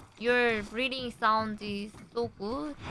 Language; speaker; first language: English; non-native, learner; Korean